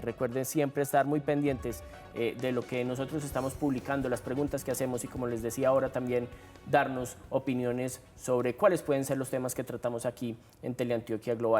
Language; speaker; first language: Spanish; native; Spanish